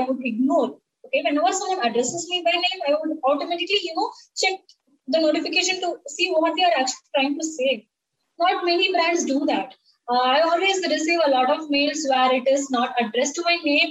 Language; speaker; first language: English; non-native, local second language; Tamil